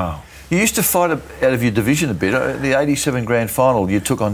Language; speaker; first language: English; native; English